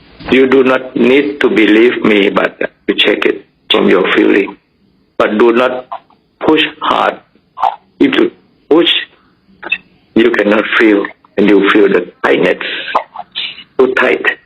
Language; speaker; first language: English; non-native, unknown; Thai